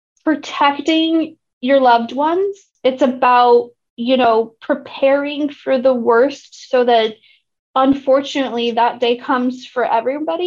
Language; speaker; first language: English; native; English